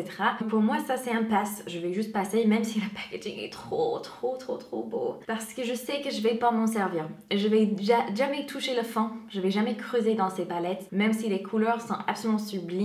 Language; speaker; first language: French; non-native, fluent; English